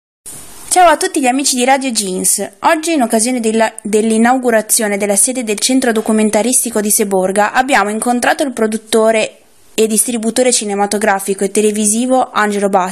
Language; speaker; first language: Italian; native; Italian